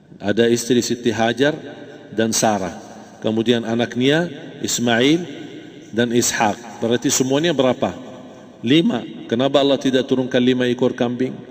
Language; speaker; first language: Malay; non-native, fluent; Arabic